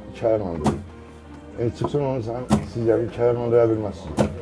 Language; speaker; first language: Azerbaijani; non-native, local second language; Talysh